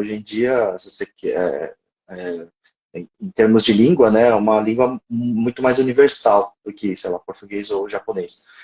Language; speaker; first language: Portuguese; early bilingual, other home language; Japanese